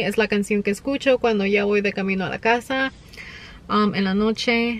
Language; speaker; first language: Spanish; early bilingual, heritage; Spanish